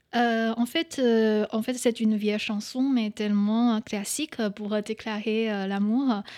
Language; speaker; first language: French; non-native, fluent; Chinese